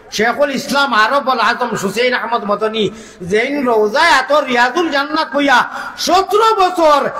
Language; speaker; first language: Bangla; native; Bangla